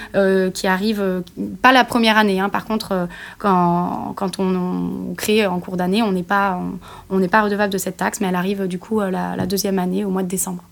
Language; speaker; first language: French; native; French